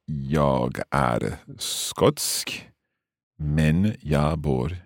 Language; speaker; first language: Swedish; non-native, learner; English